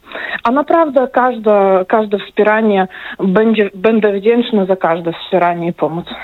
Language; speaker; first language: Polish; non-native, fluent; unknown